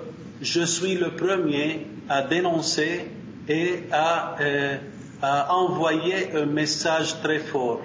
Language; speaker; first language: French; non-native, learner; Arabic